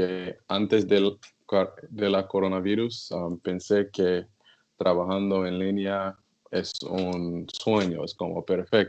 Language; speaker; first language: Spanish; non-native, learner; English